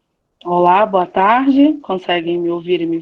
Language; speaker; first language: Portuguese; native; Portuguese